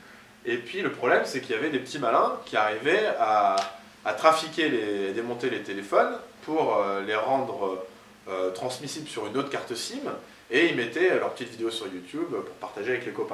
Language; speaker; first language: French; native; French